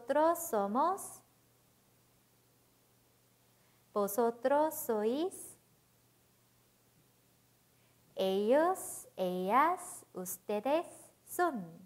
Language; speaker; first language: Spanish; non-native, fluent; Korean